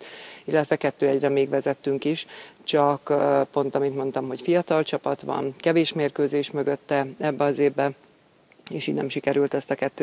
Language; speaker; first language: Hungarian; native; Hungarian